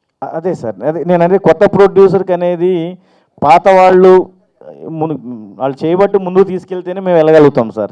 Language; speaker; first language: Telugu; native; Telugu